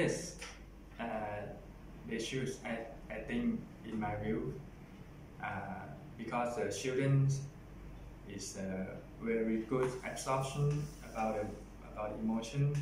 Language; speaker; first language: English; non-native, learner; Thai